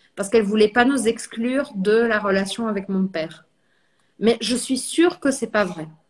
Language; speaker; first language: French; early bilingual, heritage; French